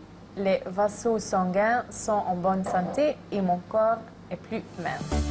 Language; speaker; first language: French; non-native, local second language; Dutch